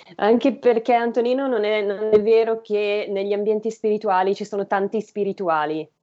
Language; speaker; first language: Italian; native; Italian